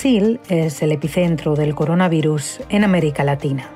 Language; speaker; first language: Spanish; native; Spanish